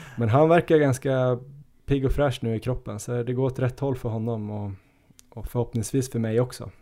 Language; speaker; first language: Swedish; native; Swedish